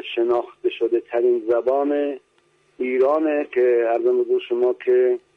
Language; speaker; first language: Persian; non-native, local second language; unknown